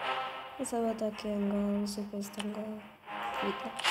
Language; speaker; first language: Portuguese; early bilingual, heritage; Portuguese